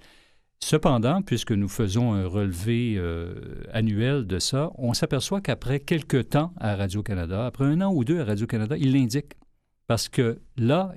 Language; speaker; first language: French; native; French